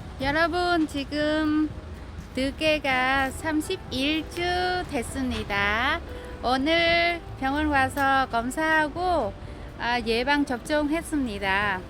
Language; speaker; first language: Korean; non-native, learner; Vietnamese